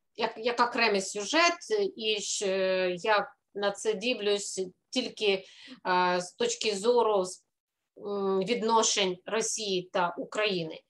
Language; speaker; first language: Ukrainian; non-native, fluent; Russian